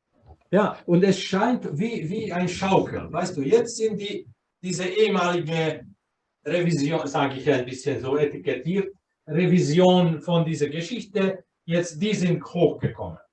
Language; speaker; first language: German; non-native, fluent; Croatian